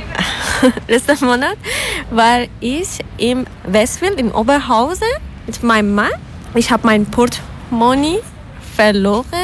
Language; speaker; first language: German; non-native, learner; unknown